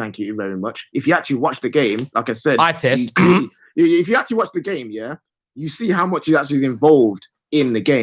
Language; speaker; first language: English; native; English